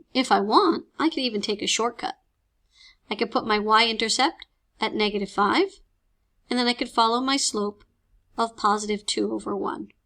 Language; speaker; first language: English; native; English